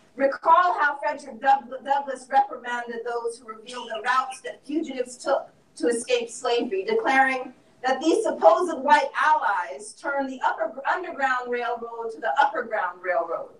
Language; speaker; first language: English; native; English